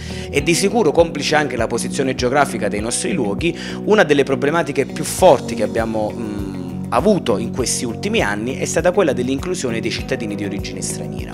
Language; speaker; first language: Italian; native; Italian